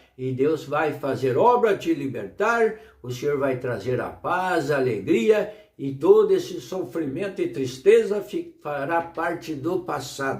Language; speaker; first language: Portuguese; native; Portuguese